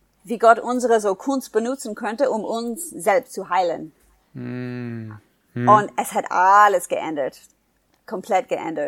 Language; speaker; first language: German; non-native, fluent; English